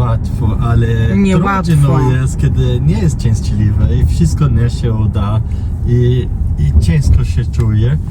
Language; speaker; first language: Polish; non-native, learner; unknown